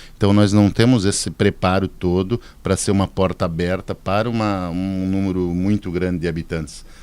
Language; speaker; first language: Portuguese; native; Portuguese